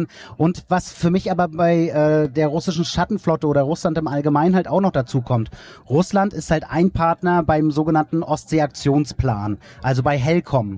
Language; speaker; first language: German; native; German